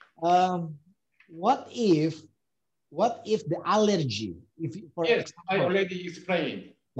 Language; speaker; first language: English; non-native, learner; Korean